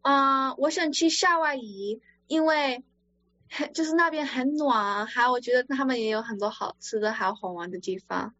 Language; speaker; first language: Chinese; early bilingual, other home language; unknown